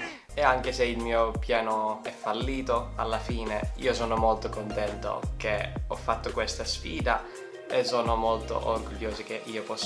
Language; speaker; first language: Italian; non-native, learner; Finnish